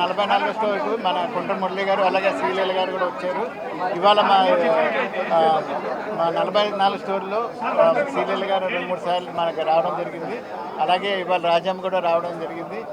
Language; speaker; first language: Telugu; native; Telugu